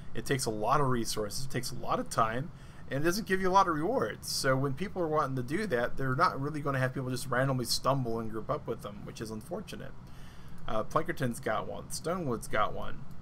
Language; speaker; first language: English; native; English